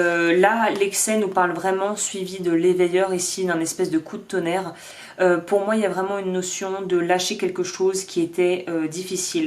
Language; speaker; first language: French; native; French